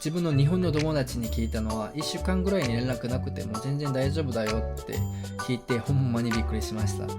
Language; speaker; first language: Japanese; non-native, fluent; Korean